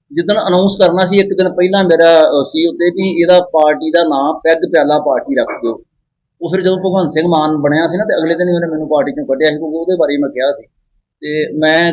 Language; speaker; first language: Punjabi; native; Punjabi